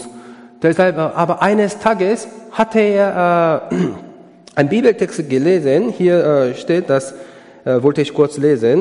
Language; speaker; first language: German; non-native, learner; Korean